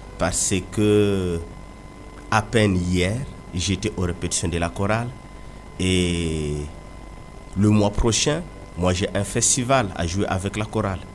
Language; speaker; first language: French; non-native, local second language; Kongo